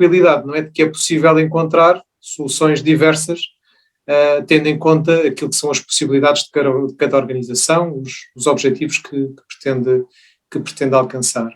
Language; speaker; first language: Portuguese; native; Portuguese